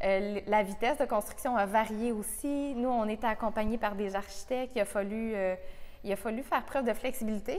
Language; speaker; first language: French; native; French